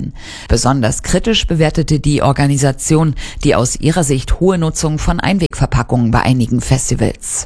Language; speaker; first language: German; native; German